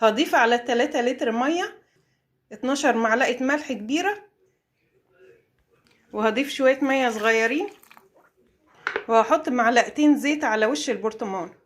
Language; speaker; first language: Arabic; native; Arabic